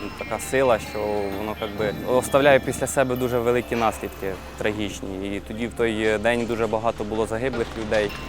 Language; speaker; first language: Ukrainian; native; Ukrainian